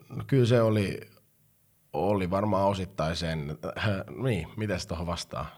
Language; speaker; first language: Finnish; native; Finnish